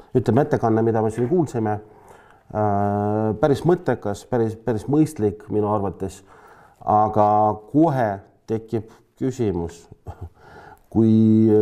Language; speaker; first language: Estonian; non-native, local second language; Russian